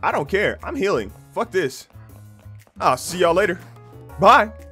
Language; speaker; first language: English; native; English